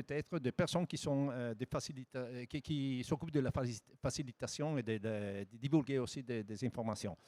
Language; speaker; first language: French; non-native, fluent; Italian